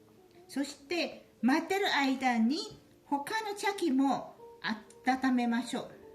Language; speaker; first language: Japanese; non-native, fluent; Chinese